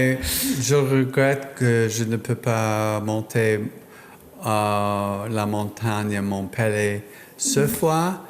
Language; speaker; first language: French; non-native, learner; English